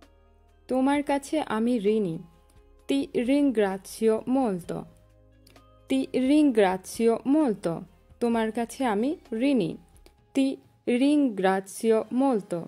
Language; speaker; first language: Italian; non-native, learner; Bangla